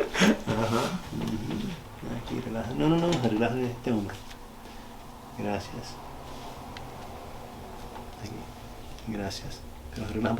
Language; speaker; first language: Spanish; early bilingual, heritage; Spanish